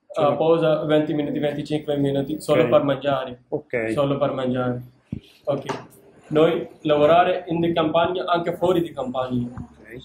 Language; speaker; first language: Italian; non-native, learner; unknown